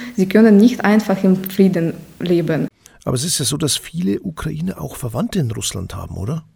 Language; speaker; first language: German; non-native, fluent; Ukrainian